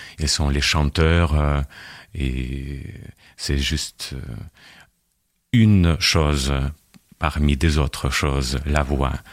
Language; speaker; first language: French; non-native, fluent; Russian